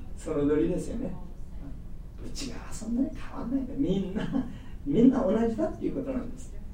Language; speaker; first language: Japanese; non-native, fluent; Korean